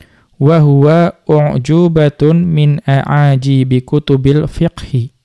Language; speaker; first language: Arabic; non-native, fluent; Indonesian